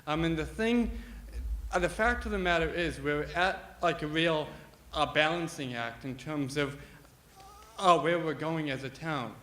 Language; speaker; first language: English; native; English